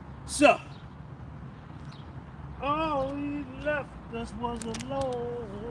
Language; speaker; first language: English; native; English